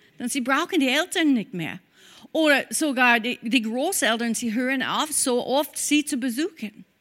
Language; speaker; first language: German; non-native, fluent; English